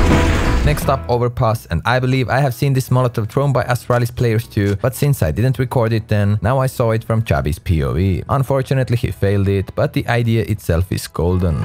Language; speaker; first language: English; non-native, fluent; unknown